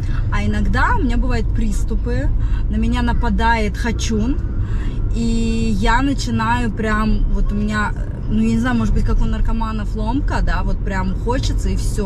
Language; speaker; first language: Russian; native; Russian